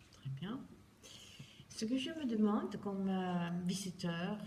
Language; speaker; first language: French; non-native, fluent; Swedish